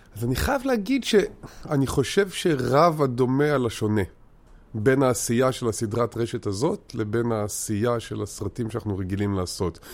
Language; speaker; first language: Hebrew; native; Hebrew